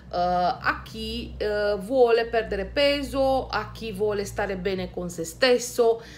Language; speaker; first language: Italian; non-native, fluent; Romanian